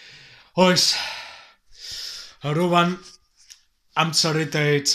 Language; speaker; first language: Welsh; non-native, learner; English